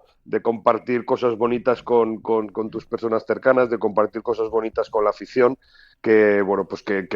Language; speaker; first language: Spanish; native; Spanish